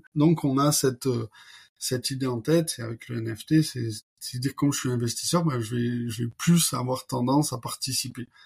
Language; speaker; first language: French; native; French